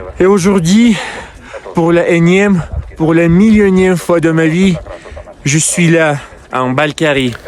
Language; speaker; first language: French; non-native, fluent; Russian